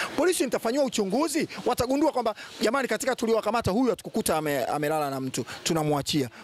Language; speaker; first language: Swahili; native; Swahili